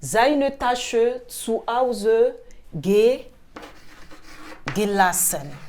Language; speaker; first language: German; non-native, fluent; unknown